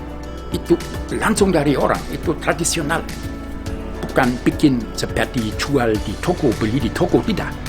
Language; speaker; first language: Indonesian; non-native, fluent; German